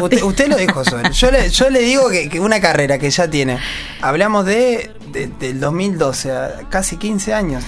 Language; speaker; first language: Spanish; native; Spanish